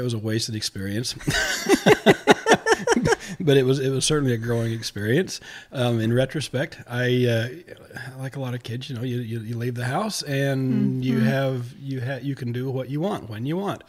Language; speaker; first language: English; native; English